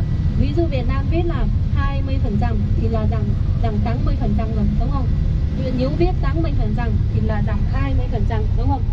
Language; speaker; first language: Vietnamese; non-native, fluent; Chinese